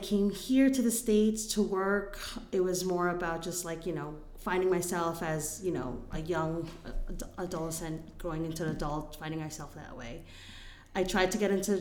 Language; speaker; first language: English; non-native, local second language; Filipino